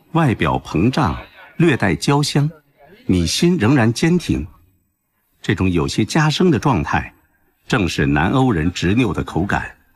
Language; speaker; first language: Chinese; native; Chinese